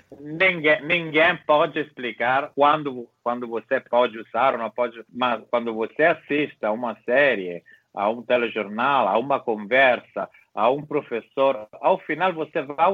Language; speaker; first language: Portuguese; non-native, fluent; Italian